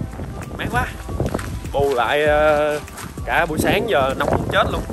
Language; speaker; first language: Vietnamese; native; Vietnamese